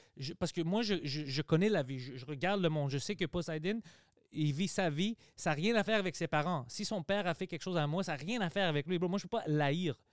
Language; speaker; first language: French; early bilingual, other home language; Greek